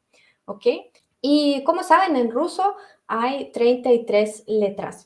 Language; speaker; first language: Spanish; non-native, fluent; Russian